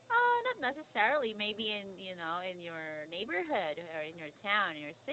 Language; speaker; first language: English; non-native, fluent; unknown